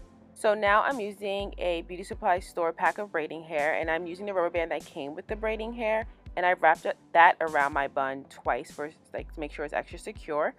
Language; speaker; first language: English; native; English